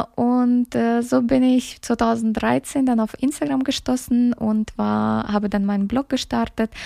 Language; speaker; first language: German; early bilingual, other home language; Russian